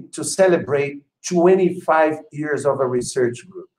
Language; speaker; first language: English; non-native, fluent; Portuguese